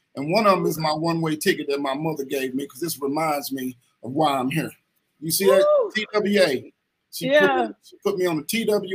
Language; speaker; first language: English; native; English